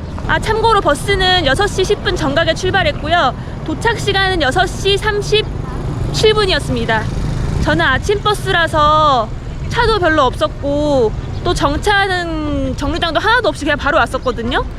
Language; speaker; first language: Korean; native; Korean